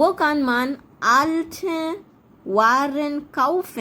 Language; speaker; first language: German; non-native, fluent; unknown